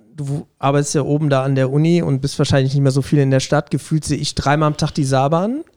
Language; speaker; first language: German; native; German